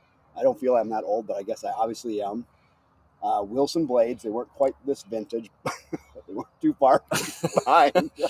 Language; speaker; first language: English; native; English